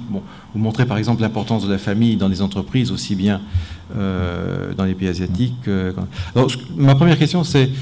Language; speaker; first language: French; native; French